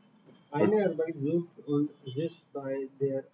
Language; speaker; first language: German; non-native, learner; Hindi